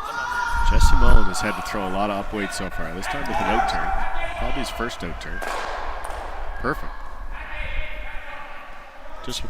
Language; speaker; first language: English; native; English